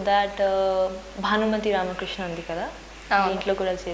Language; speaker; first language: Telugu; non-native, learner; Hindi